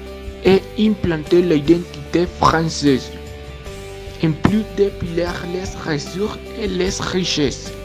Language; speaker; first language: French; non-native, learner; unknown